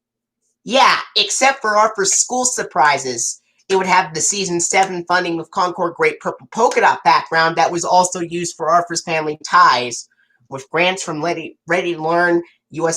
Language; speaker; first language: English; native; English